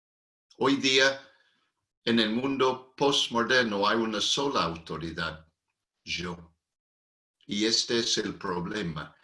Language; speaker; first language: Spanish; non-native, fluent; English